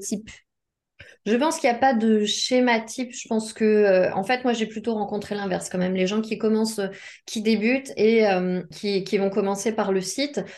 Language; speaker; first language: French; native; French